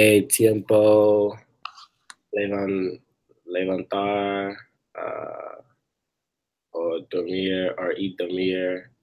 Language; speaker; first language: Spanish; non-native, learner; English